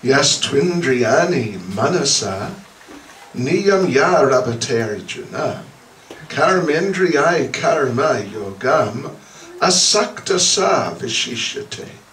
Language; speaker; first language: Russian; non-native, learner; English